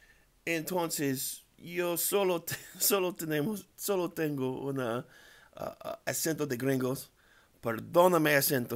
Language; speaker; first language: Spanish; non-native, learner; English